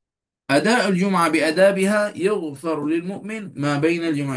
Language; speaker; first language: Arabic; non-native, fluent; Malay